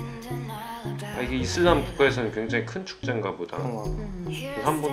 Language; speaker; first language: Korean; native; Korean